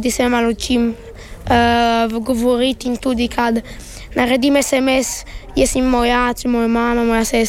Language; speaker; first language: Slovenian; early bilingual, heritage; Italian